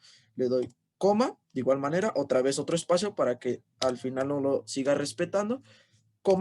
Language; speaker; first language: Spanish; native; Spanish